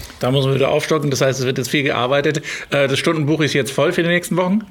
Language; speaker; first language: German; native; German